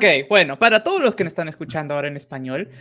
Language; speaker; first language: Spanish; native; Spanish